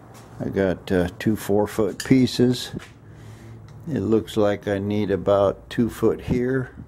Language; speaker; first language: English; native; English